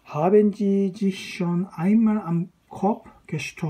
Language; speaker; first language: German; non-native, fluent; Korean